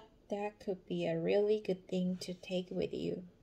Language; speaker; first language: English; non-native, learner; Korean